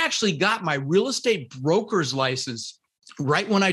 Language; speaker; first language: English; early bilingual, other home language; Dutch